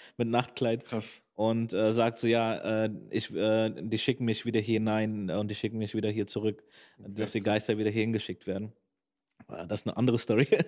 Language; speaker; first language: German; native; German